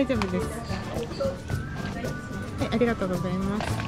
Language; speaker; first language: Japanese; non-native, fluent; Portuguese